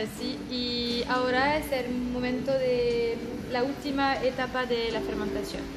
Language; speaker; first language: Spanish; non-native, fluent; French